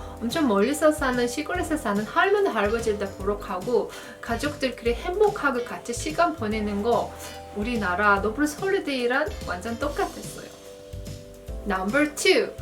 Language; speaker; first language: Korean; non-native, fluent; Azerbaijani